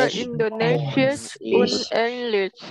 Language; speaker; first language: German; non-native, learner; Indonesian